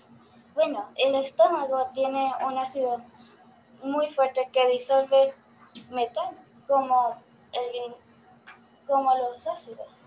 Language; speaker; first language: Spanish; early bilingual, heritage; Spanish